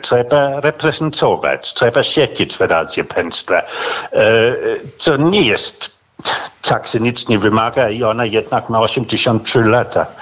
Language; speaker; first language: Polish; non-native, fluent; Danish